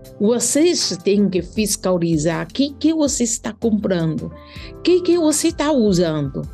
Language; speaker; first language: Portuguese; non-native, learner; Chinese